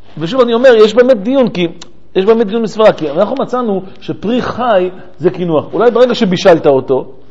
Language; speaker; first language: Hebrew; native; Hebrew